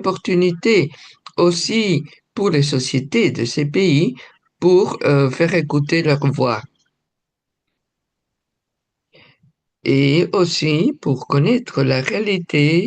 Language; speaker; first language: French; non-native, fluent; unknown